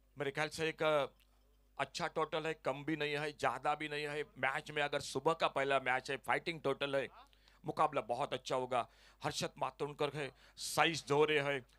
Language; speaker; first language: Hindi; non-native, local second language; Konkani